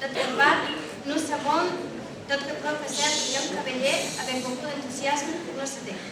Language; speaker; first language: French; non-native, learner; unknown